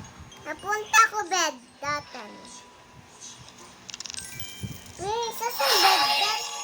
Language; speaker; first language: Filipino; non-native, local second language; Cebuano